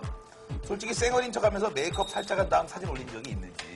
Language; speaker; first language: Korean; native; Korean